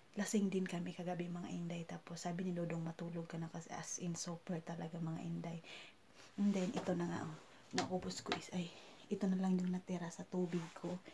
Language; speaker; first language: Filipino; non-native, local second language; Cebuano